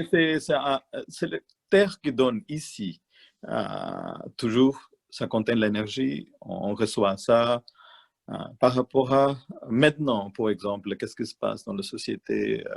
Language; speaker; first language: French; non-native, learner; Malayalam